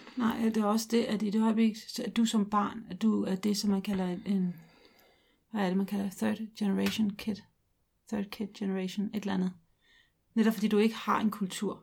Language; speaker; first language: Danish; native; Danish